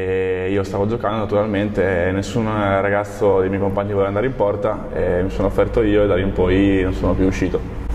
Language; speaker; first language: Italian; native; Italian